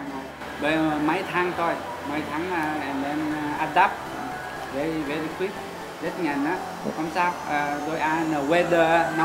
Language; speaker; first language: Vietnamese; non-native, learner; Portuguese